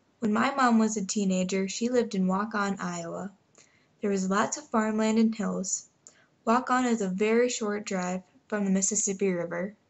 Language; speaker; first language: English; native; English